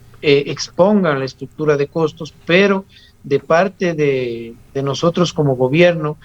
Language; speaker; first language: Spanish; native; Spanish